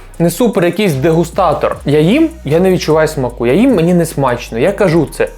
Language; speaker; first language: Ukrainian; non-native, local second language; Russian